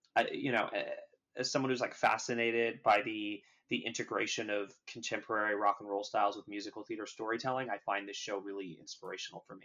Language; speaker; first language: English; native; English